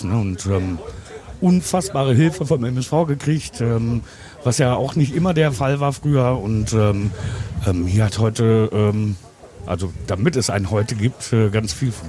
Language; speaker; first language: German; native; German